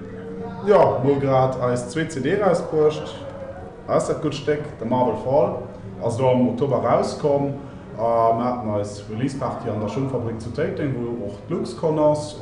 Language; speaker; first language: German; non-native, local second language; Luxembourgish